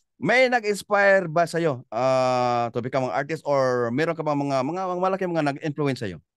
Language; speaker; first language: Filipino; native; Filipino